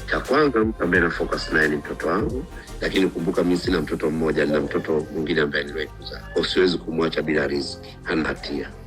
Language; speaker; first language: Swahili; native; Swahili